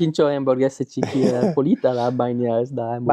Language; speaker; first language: Basque; non-native, learner; English